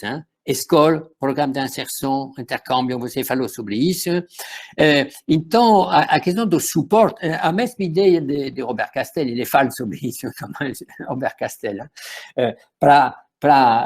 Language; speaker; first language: Portuguese; non-native, fluent; French